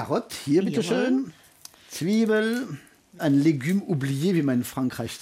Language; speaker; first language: German; non-native, fluent; French